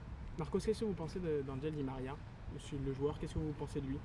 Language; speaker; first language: French; native; French